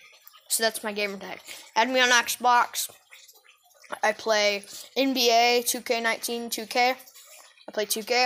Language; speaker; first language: English; native; English